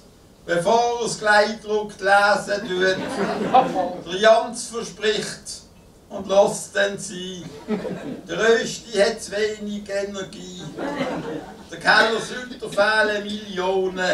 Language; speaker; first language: German; native; German